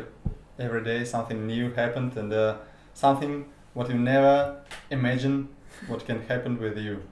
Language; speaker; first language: English; non-native, learner; Russian